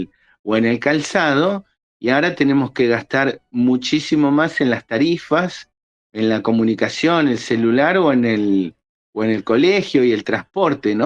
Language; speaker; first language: Spanish; native; Spanish